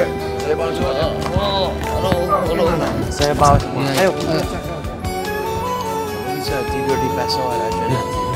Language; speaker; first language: Indonesian; non-native, fluent; English